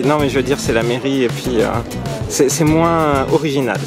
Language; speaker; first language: French; native; French